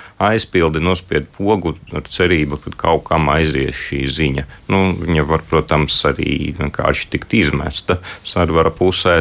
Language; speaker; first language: Latvian; native; Latvian